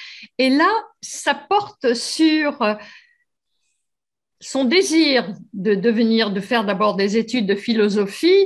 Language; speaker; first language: French; native; French